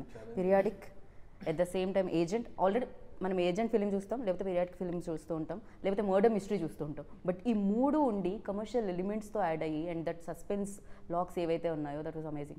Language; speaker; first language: Telugu; native; Telugu